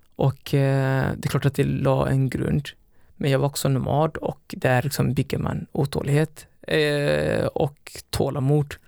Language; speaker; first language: Swedish; early bilingual, other home language; Somali